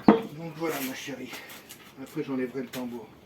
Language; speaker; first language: French; native; French